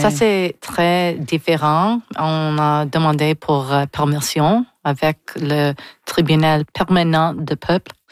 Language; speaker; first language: French; non-native, learner; English